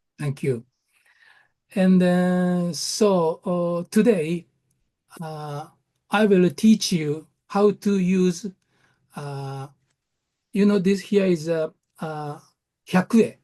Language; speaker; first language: English; non-native, learner; Japanese